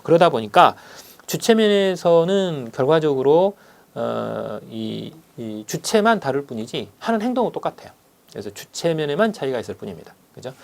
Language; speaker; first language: Korean; native; Korean